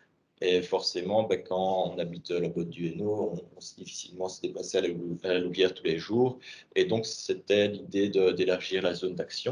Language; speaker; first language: French; native; French